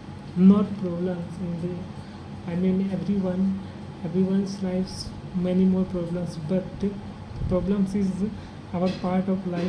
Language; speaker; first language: English; non-native, learner; Hindi